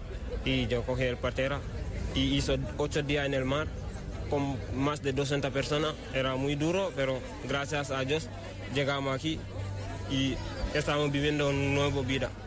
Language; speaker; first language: Spanish; non-native, learner; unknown